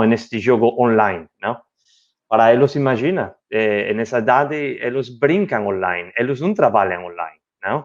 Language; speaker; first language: Portuguese; non-native, learner; Spanish